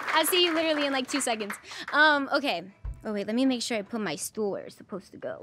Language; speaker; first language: English; native; English